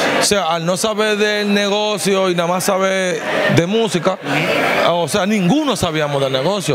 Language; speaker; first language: Spanish; native; Spanish